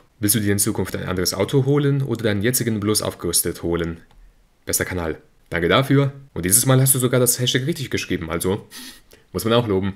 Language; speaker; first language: German; native; German